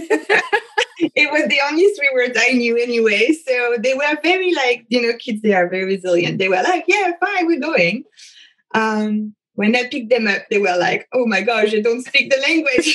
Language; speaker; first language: English; non-native, fluent; French